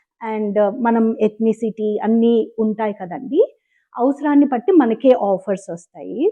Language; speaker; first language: Telugu; native; Telugu